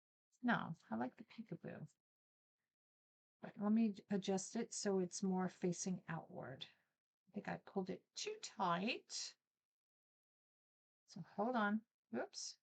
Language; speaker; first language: English; native; English